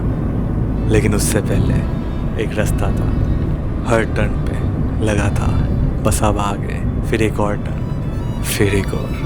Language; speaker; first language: Hindi; non-native, local second language; Bangla